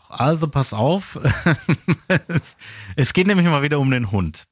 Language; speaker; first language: German; native; German